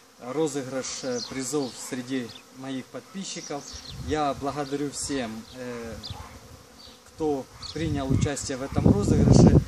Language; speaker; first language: Russian; non-native, local second language; Ukrainian